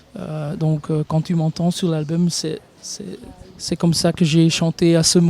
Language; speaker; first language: French; non-native, local second language; Dutch